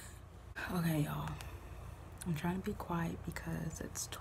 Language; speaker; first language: English; native; English